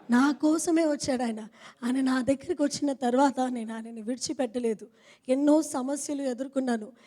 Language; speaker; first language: Telugu; non-native, fluent; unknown